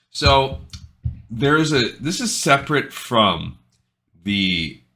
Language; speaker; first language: English; native; English